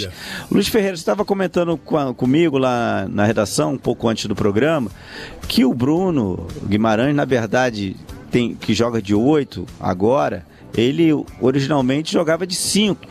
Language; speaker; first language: Portuguese; native; Portuguese